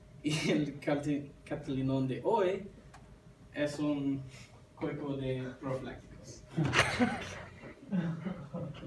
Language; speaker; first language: Spanish; non-native, learner; English